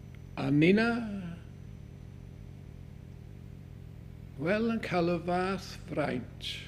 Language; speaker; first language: Welsh; native; Welsh